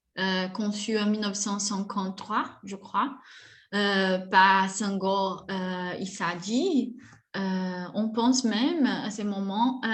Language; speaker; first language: French; non-native, fluent; Portuguese